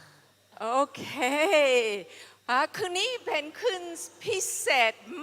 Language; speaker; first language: Thai; non-native, fluent; English